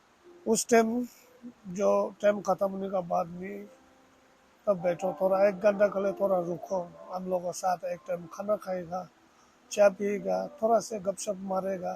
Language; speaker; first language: Hindi; non-native, local second language; Tibetan